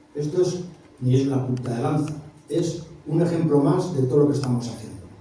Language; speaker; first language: Spanish; native; Spanish